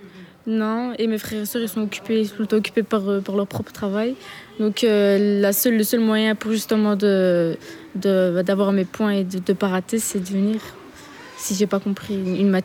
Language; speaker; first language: French; native; French